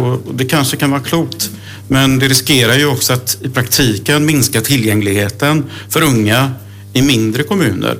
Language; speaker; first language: Swedish; native; Swedish